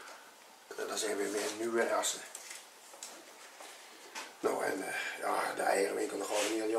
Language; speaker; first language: Dutch; native; Dutch